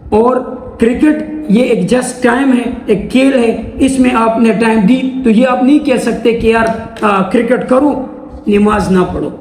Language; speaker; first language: Urdu; non-native, local second language; Pashto